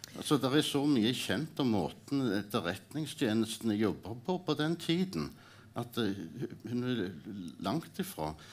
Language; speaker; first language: Norwegian; native; Norwegian